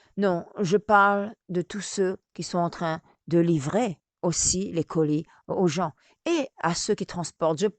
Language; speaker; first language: French; native; French